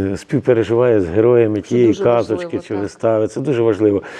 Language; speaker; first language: Ukrainian; native; Ukrainian